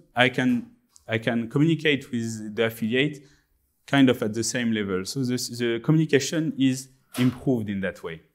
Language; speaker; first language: English; non-native, fluent; French